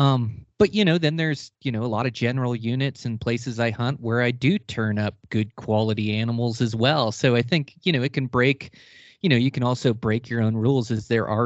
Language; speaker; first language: English; native; English